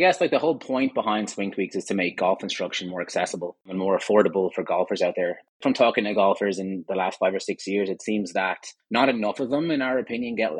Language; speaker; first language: English; native; English